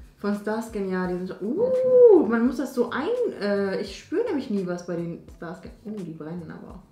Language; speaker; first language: German; native; German